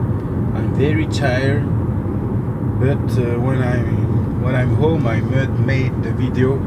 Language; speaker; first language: English; non-native, local second language; French